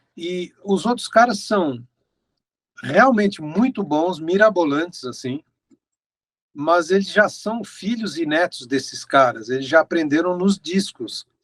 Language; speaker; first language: Portuguese; native; Portuguese